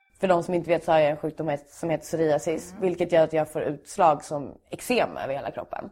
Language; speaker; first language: Swedish; native; Swedish